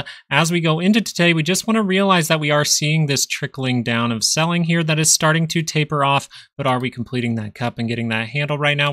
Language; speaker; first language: English; native; English